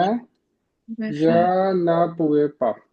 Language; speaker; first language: French; non-native, learner; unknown